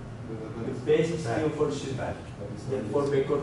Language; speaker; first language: English; non-native, learner; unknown